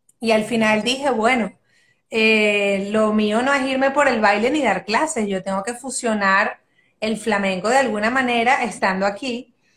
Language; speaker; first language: Spanish; native; Spanish